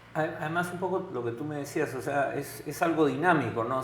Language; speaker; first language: Spanish; native; Spanish